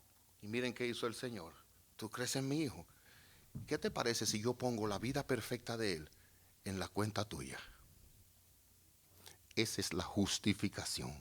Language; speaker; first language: Spanish; native; Spanish